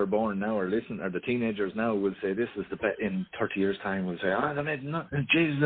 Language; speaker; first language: English; native; English